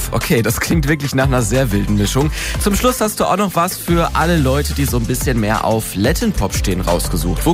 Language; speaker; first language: German; native; German